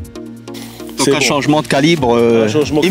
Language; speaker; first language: French; native; French